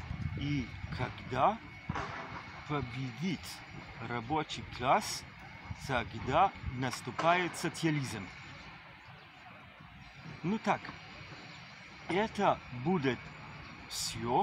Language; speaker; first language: Russian; non-native, learner; Slovenian